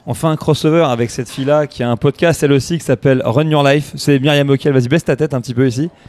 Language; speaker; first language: French; native; French